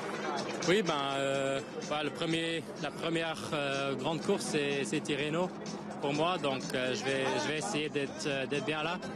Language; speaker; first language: French; non-native, local second language; Luxembourgish